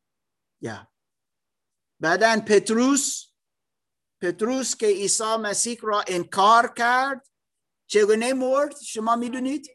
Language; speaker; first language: Persian; non-native, learner; German